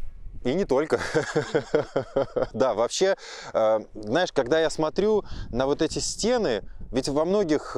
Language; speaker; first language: Russian; native; Russian